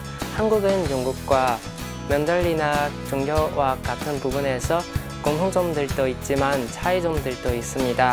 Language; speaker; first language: Korean; non-native, learner; Chinese